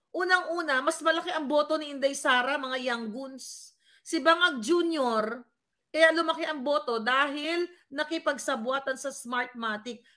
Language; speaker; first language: Filipino; non-native, local second language; Cebuano